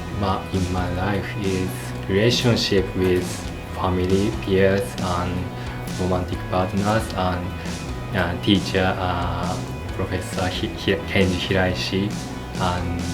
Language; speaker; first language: English; non-native, learner; Japanese